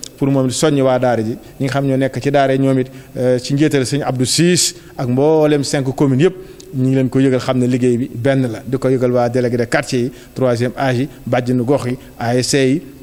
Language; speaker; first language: Wolof; native; Wolof